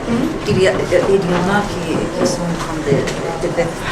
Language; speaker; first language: French; non-native, fluent; English